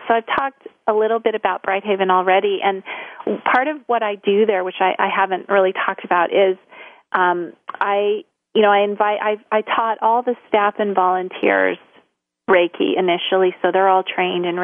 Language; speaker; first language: English; native; English